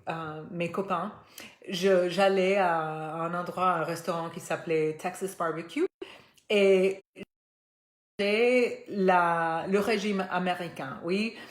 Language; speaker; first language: French; non-native, fluent; Spanish